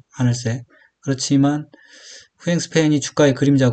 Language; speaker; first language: Korean; native; Korean